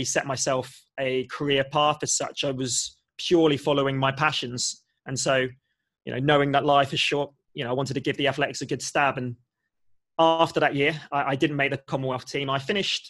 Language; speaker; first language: English; native; English